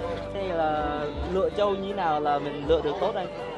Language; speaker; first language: Vietnamese; early bilingual, heritage; Vietnamese